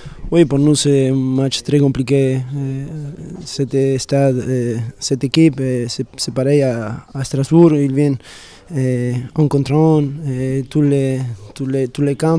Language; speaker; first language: French; non-native, learner; Spanish